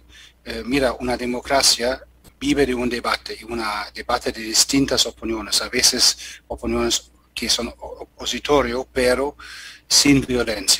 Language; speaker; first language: Spanish; non-native, learner; German